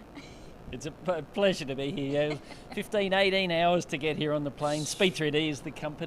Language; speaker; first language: English; native; English